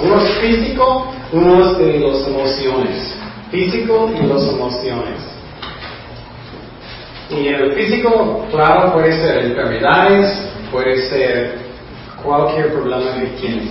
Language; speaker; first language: Spanish; non-native, fluent; English